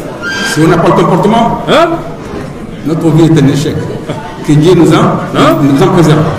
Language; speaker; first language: French; non-native, local second language; Soninke